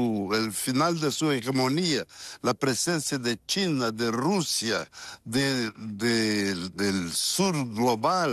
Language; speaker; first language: Spanish; non-native, fluent; Portuguese